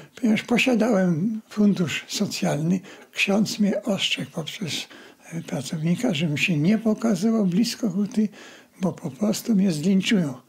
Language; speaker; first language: Polish; native; Polish